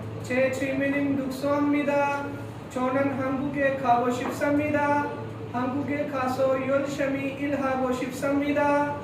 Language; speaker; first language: Korean; non-native, learner; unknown